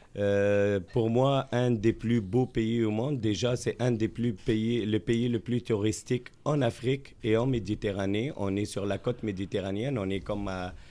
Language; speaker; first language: French; non-native, local second language; Arabic